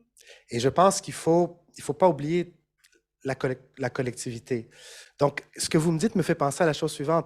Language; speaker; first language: French; native; French